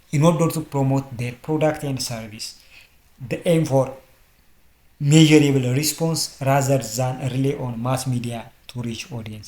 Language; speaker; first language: English; non-native, local second language; Amharic